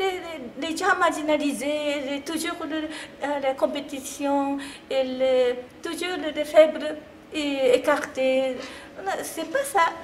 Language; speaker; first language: French; non-native, fluent; Japanese